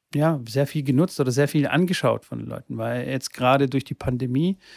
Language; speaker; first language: German; early bilingual, other home language; Bulgarian